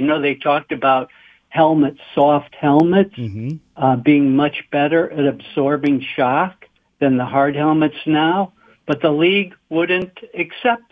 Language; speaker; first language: English; native; English